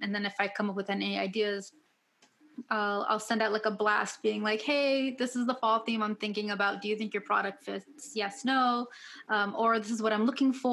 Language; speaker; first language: English; native; English